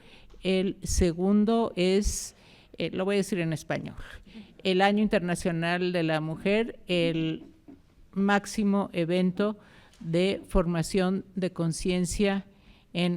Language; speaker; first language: Spanish; native; Spanish